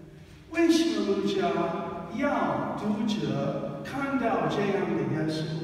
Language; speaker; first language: Chinese; non-native, fluent; English